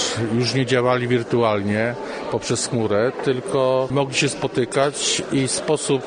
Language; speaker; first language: Polish; native; Polish